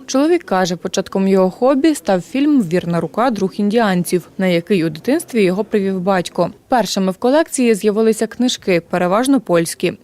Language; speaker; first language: Ukrainian; native; Ukrainian